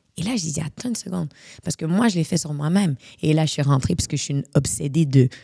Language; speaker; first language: French; native; French